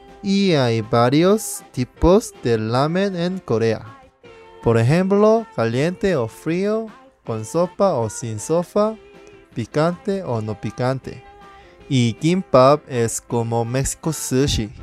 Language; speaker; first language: Spanish; non-native, learner; Korean